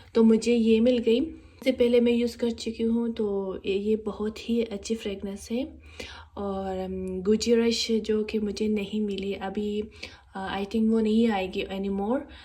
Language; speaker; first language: Urdu; non-native, local second language; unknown